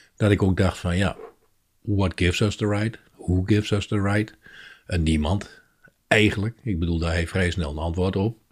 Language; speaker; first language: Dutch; native; Dutch